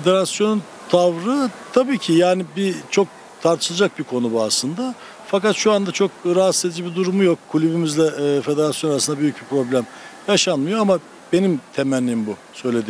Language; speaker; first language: Turkish; native; Turkish